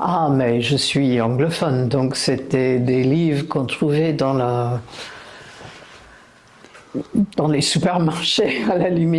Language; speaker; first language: French; non-native, fluent; English